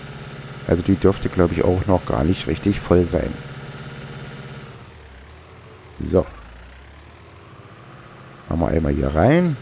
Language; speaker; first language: German; native; German